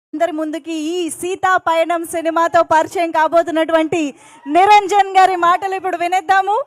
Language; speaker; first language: Telugu; native; Telugu